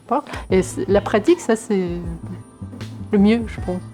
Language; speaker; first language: French; non-native, fluent; Ukrainian